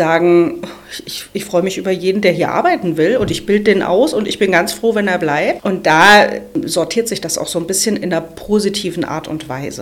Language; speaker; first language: German; native; German